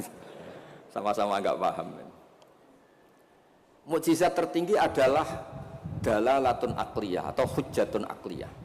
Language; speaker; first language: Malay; non-native, local second language; Javanese